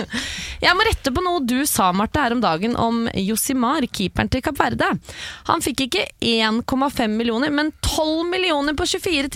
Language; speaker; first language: Norwegian; native; Norwegian